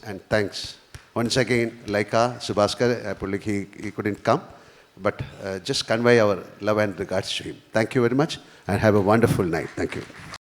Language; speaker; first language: English; non-native, local second language; Malayalam